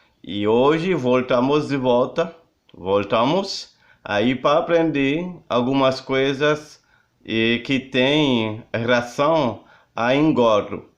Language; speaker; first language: Portuguese; non-native, learner; Haitian Creole